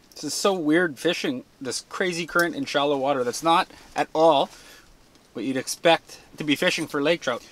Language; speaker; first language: English; native; English